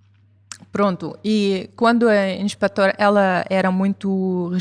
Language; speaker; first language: Portuguese; non-native, fluent; Arabic